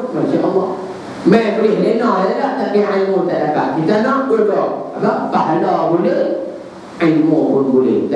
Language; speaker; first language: Malay; native; Malay